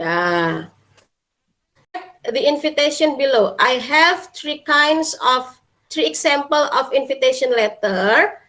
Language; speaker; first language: English; non-native, fluent; Indonesian